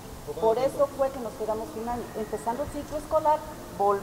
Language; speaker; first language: Spanish; native; Spanish